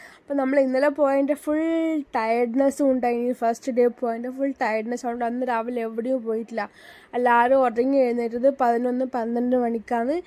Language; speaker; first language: Malayalam; early bilingual, heritage; Malayalam